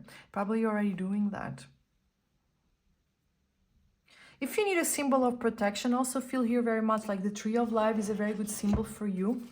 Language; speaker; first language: English; non-native, fluent; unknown